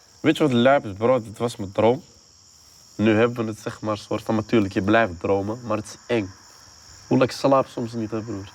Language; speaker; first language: Dutch; early bilingual, other home language; Arabic